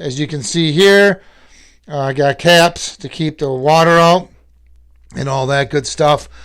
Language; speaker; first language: English; native; English